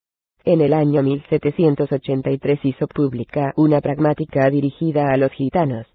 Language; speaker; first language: Spanish; native; Spanish